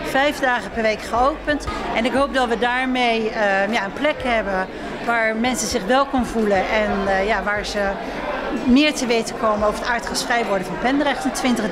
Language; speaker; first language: Dutch; native; Dutch